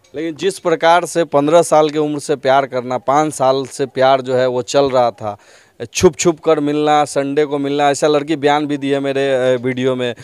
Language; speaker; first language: Hindi; native; Hindi